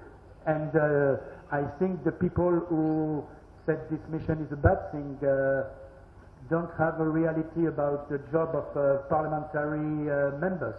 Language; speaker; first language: English; non-native, learner; French